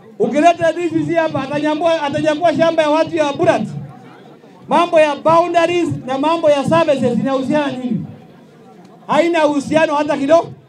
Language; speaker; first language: Swahili; non-native, local second language; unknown